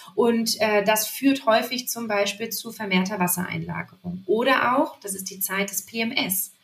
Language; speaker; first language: German; native; German